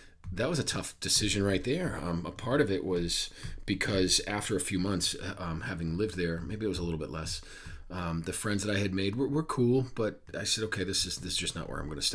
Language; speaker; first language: English; native; English